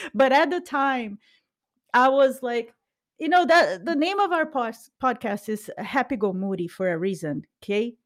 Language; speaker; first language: English; non-native, fluent; Portuguese